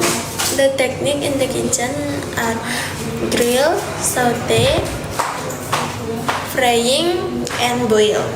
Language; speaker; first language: English; non-native, learner; Indonesian